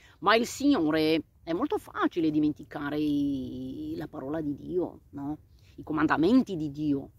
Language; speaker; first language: Italian; non-native, fluent; Romanian